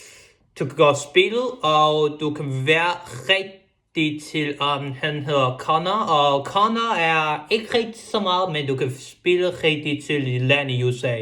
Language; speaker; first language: Danish; non-native, local second language; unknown